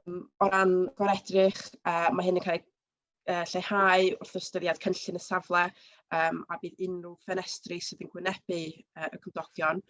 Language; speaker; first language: Welsh; native; Welsh